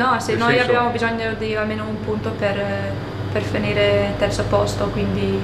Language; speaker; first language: Italian; non-native, fluent; English